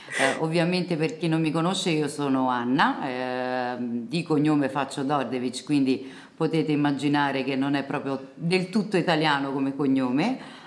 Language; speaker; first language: Italian; early bilingual, other home language; Serbian